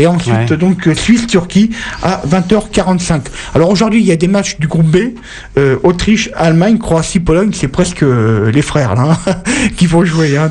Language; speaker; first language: French; native; French